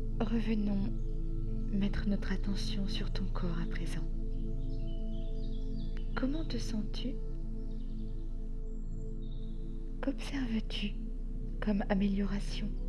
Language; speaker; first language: French; native; French